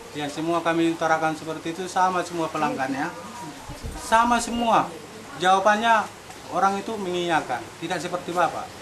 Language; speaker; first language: Indonesian; native; Indonesian